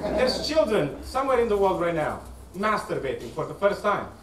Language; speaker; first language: English; non-native, fluent; Romanian